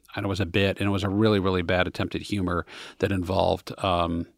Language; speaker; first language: English; native; English